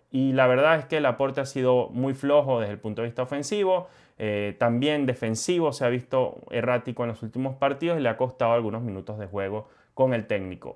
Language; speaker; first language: Spanish; native; Spanish